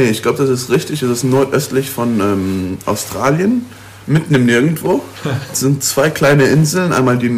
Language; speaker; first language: German; non-native, local second language; Luxembourgish